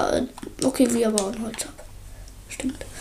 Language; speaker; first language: German; native; German